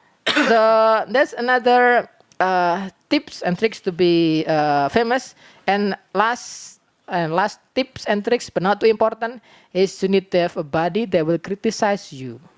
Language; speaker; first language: English; non-native, learner; Indonesian